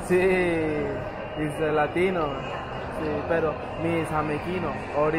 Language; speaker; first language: Spanish; non-native, learner; English